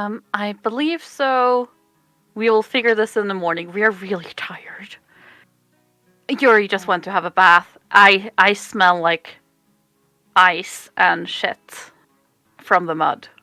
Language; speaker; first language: English; non-native, fluent; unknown